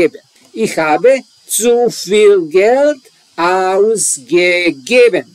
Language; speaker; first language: German; non-native, learner; Serbian